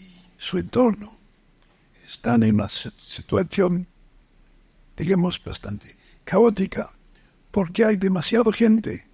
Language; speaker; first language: Spanish; non-native, fluent; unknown